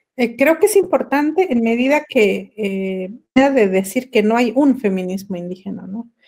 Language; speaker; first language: Spanish; non-native, local second language; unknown